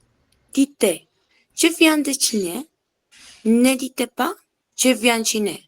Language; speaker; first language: French; non-native, learner; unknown